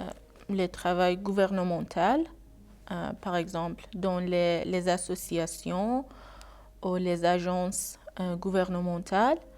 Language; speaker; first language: French; non-native, learner; Persian